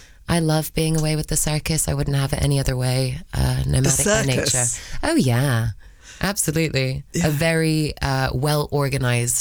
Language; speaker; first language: English; early bilingual, other home language; Spanish